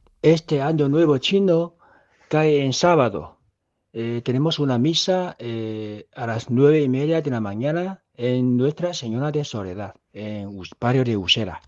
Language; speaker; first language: Spanish; non-native, fluent; Chinese